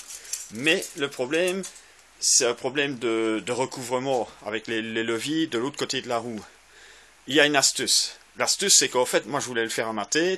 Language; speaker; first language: French; native; French